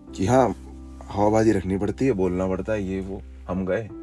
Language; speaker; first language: Hindi; native; Hindi